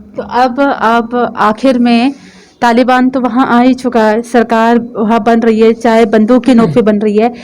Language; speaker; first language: Hindi; native; Hindi